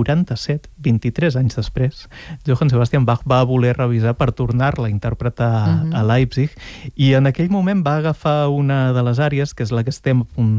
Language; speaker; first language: Catalan; native; Catalan